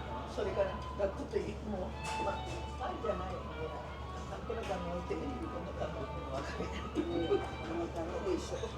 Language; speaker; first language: Japanese; native; Japanese